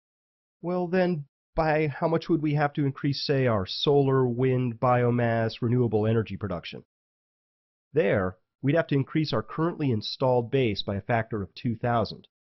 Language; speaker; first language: English; native; English